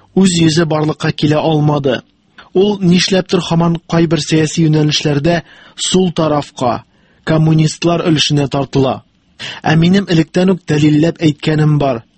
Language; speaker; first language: Tatar; native; Tatar